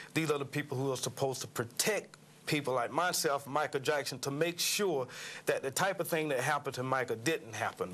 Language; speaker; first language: English; native; English